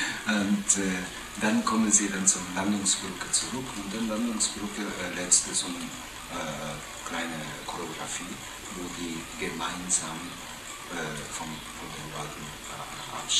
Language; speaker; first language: German; non-native, fluent; Japanese